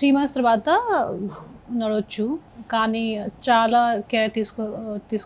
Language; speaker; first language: Telugu; non-native, local second language; Hindi